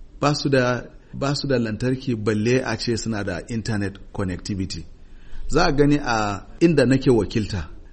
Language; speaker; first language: Hausa; non-native, local second language; Kanuri